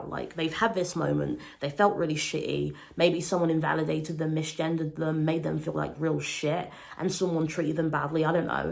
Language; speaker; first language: English; native; English